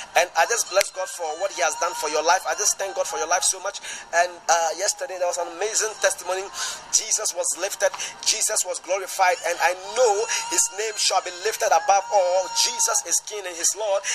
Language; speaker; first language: English; non-native, local second language; Akan